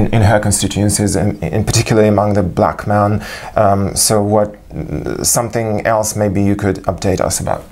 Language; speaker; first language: English; non-native, fluent; Ukrainian